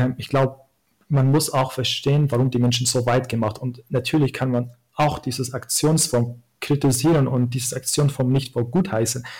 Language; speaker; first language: German; non-native, fluent; Kurdish